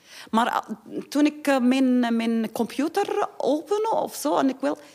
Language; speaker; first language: Dutch; non-native, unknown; Arabic